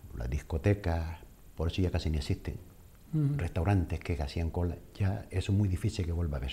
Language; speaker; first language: Spanish; native; Spanish